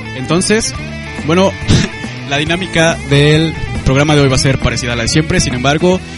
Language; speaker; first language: Spanish; native; Spanish